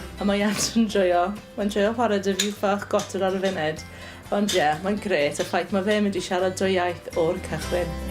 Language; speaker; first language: Welsh; non-native, local second language; English